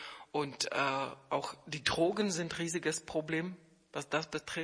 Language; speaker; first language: German; non-native, fluent; Czech